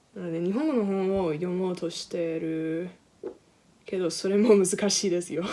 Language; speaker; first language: Japanese; non-native, learner; English